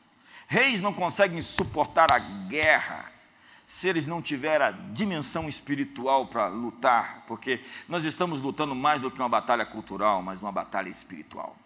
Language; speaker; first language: Portuguese; native; Portuguese